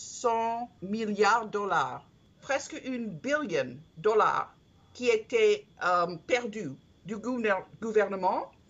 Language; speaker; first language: French; non-native, learner; English